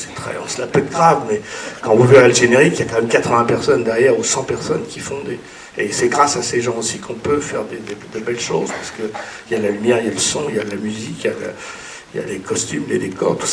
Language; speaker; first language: French; native; French